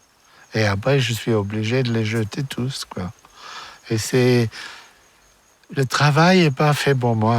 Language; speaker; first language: French; non-native, fluent; German